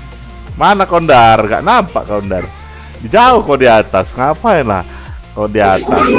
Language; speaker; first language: Indonesian; native; Indonesian